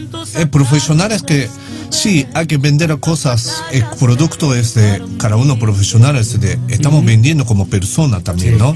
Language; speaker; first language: Spanish; non-native, learner; Japanese